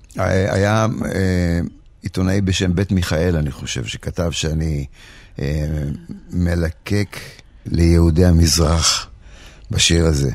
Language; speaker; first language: Hebrew; early bilingual, other home language; Polish